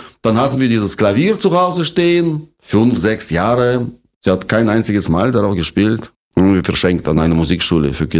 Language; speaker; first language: German; non-native, fluent; Russian